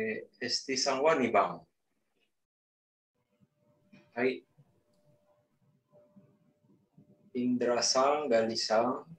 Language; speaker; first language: Japanese; non-native, learner; Indonesian